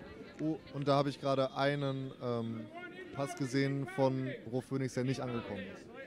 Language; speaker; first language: German; native; German